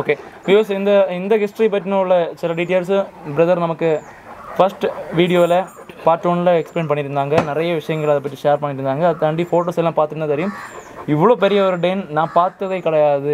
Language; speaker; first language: Tamil; native; Tamil